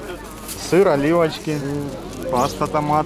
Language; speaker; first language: Russian; native; Russian